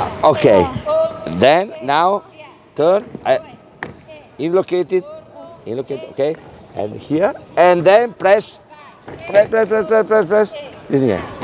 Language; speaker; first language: English; non-native, learner; Italian